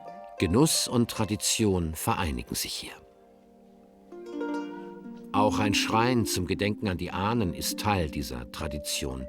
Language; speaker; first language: German; native; German